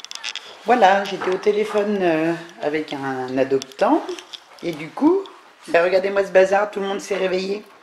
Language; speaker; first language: French; native; French